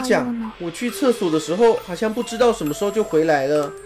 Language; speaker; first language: Chinese; native; Chinese